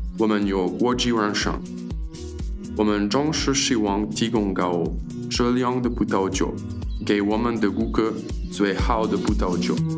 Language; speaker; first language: Chinese; non-native, learner; French